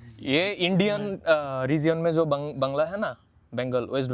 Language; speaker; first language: Hindi; non-native, fluent; Bangla